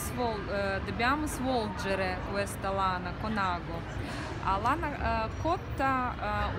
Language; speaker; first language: Italian; non-native, learner; Russian